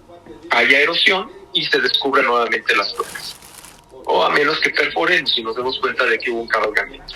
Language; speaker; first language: Spanish; native; Spanish